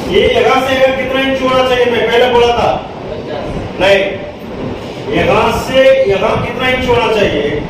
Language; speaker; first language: Hindi; non-native, local second language; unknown